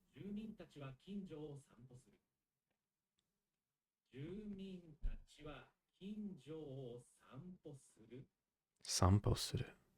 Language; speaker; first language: Japanese; non-native, learner; English